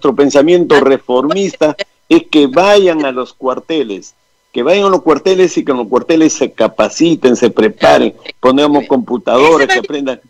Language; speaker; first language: Spanish; native; Spanish